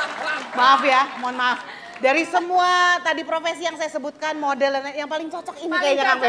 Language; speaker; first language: Indonesian; native; Indonesian